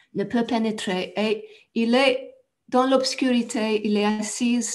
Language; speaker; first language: French; non-native, fluent; English